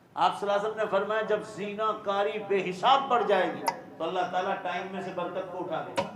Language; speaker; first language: Urdu; non-native, local second language; Gujarati